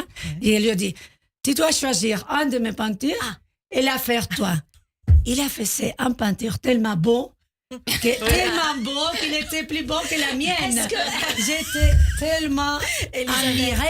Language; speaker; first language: French; non-native, learner; Spanish